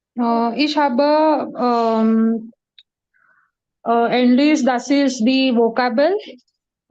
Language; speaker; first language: German; non-native, learner; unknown